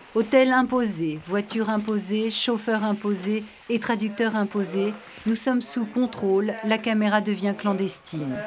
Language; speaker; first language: French; native; French